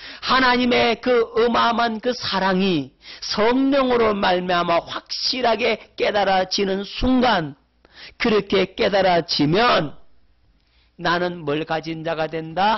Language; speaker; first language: Korean; native; Korean